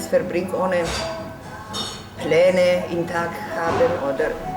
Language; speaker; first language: German; non-native, learner; Polish